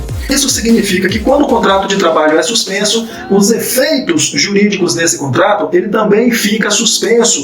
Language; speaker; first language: Portuguese; native; Portuguese